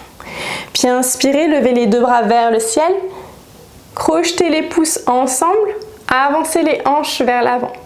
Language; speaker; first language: French; native; French